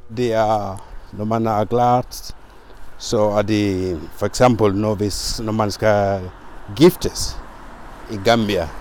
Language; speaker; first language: Danish; non-native, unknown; Mandingo